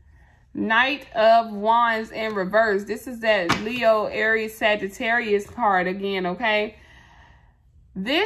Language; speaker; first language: English; native; English